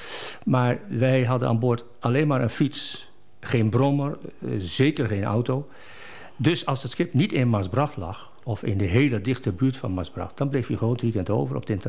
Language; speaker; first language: Dutch; native; Dutch